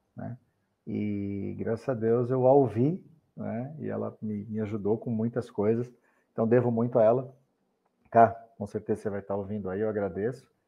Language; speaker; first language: Portuguese; native; Portuguese